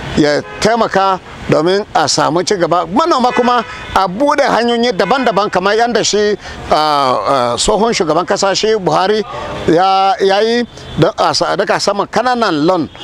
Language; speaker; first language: Hausa; non-native, local second language; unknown